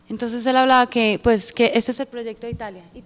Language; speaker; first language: Spanish; native; Spanish